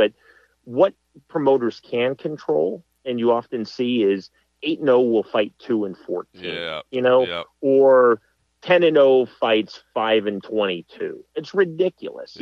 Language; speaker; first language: English; native; English